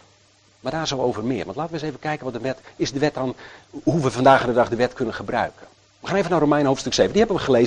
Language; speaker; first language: Dutch; native; Dutch